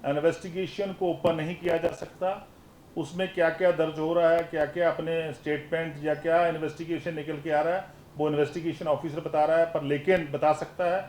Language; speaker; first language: Hindi; non-native, local second language; Punjabi